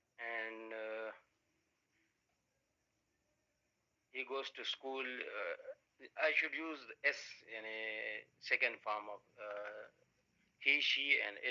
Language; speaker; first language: English; non-native, learner; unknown